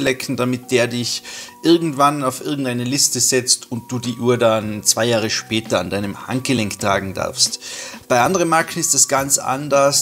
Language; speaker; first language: German; native; German